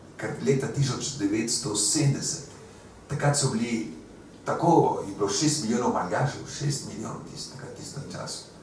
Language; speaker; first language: Slovenian; early bilingual, heritage; Slovenian